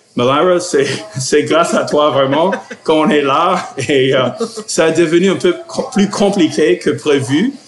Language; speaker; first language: French; non-native, fluent; English